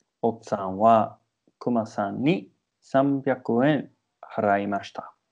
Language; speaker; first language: Japanese; non-native, learner; English